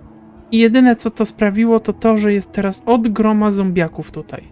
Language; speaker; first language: Polish; native; Polish